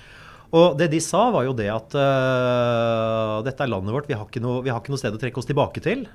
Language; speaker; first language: Norwegian; native; Norwegian